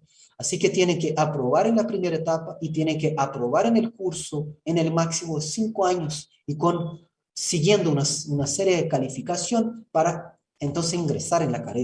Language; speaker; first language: Spanish; non-native, fluent; Portuguese